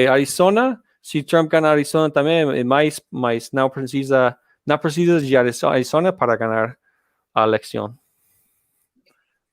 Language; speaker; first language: Portuguese; non-native, learner; English